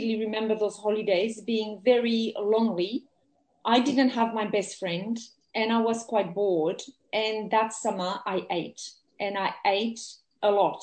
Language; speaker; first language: English; non-native, fluent; French